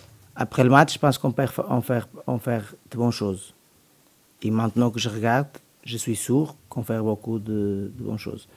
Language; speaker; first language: French; non-native, learner; Portuguese